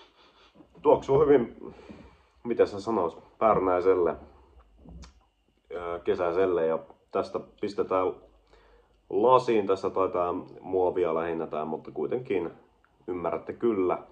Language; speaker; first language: Finnish; native; Finnish